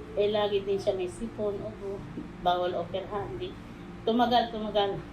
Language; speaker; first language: Filipino; native; Filipino